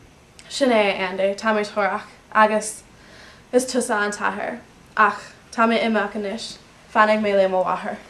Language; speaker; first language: Irish; non-native, learner; English